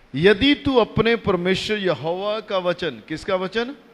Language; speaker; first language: Hindi; non-native, local second language; Punjabi